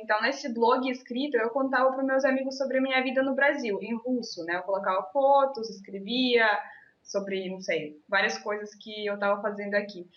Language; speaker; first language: Portuguese; non-native, fluent; Russian